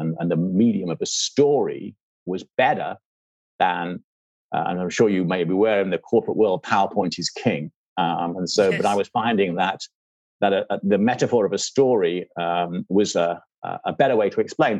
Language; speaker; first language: English; native; English